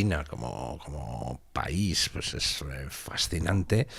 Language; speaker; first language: Spanish; native; Spanish